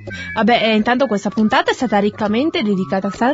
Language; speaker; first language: Italian; native; Italian